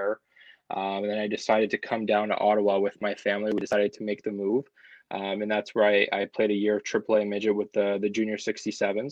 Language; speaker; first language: English; native; English